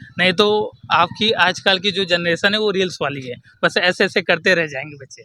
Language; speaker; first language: Hindi; native; Hindi